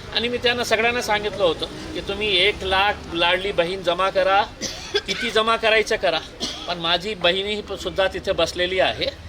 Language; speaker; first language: Marathi; native; Marathi